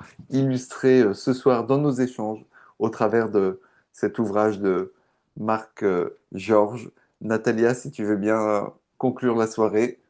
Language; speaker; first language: French; native; French